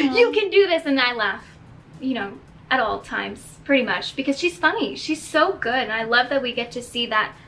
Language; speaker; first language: English; native; English